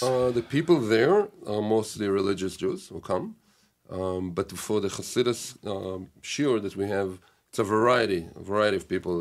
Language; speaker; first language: English; non-native, fluent; Hebrew